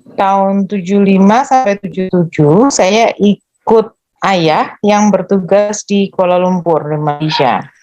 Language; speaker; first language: Indonesian; native; Indonesian